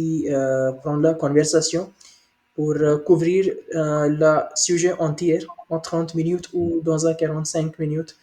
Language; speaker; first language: French; non-native, learner; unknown